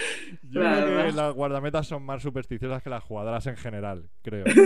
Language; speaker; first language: Spanish; native; Spanish